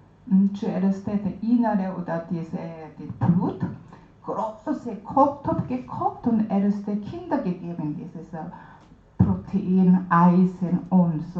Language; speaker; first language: German; non-native, learner; Korean